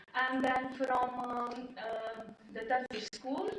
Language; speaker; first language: English; non-native, fluent; Romanian